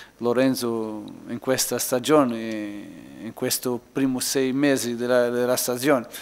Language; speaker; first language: Italian; non-native, learner; Portuguese